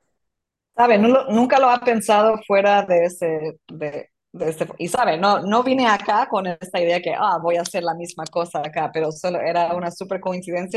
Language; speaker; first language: Spanish; non-native, fluent; English